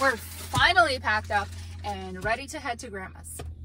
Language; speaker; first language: English; early bilingual, other home language; Russian